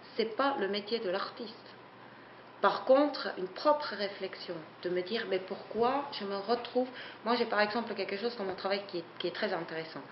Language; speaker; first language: French; non-native, fluent; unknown